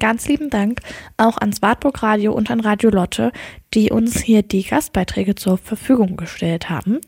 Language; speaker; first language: German; native; German